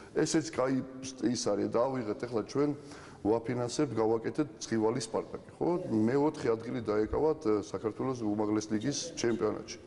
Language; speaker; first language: Georgian; non-native, local second language; Ossetic